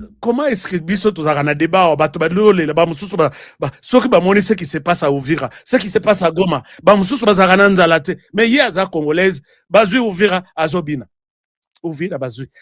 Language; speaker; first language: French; non-native, local second language; Lingala